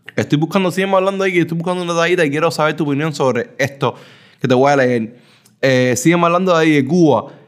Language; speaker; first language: Spanish; early bilingual, heritage; Spanish